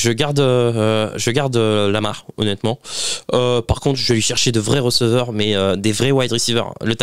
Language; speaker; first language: French; native; French